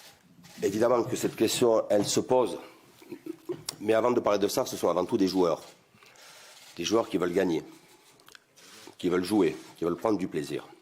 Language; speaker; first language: French; native; French